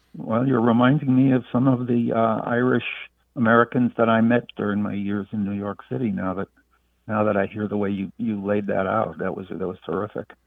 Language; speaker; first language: English; native; English